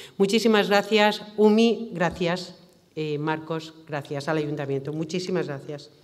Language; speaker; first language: Spanish; native; Spanish